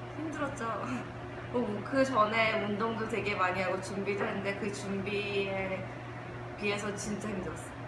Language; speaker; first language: Korean; early bilingual, heritage; Korean